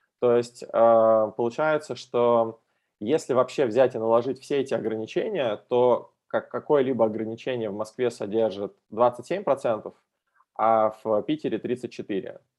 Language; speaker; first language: Russian; native; Russian